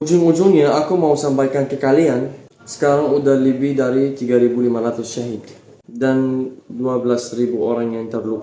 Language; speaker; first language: Indonesian; non-native, fluent; Arabic